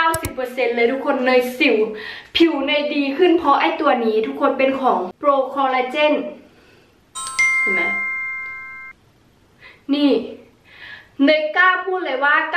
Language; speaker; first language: Thai; native; Thai